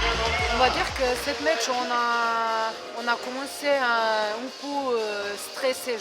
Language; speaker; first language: French; non-native, fluent; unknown